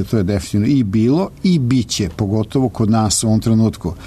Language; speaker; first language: Serbian; native; Serbian